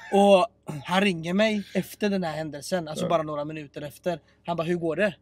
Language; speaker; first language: Swedish; native; Swedish